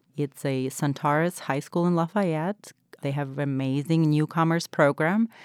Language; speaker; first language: English; non-native, fluent; Ukrainian